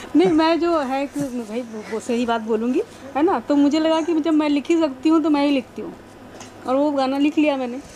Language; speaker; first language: Hindi; native; Hindi